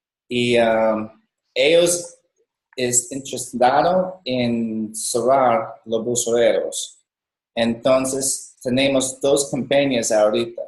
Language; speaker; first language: Spanish; non-native, learner; English